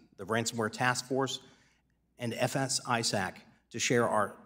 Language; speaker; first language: English; native; English